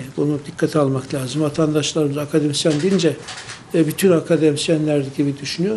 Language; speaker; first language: Turkish; native; Turkish